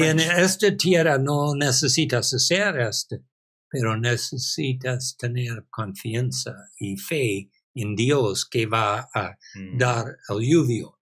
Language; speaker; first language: Spanish; non-native, fluent; English